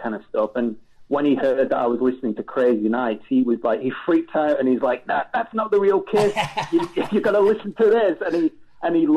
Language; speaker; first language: English; native; English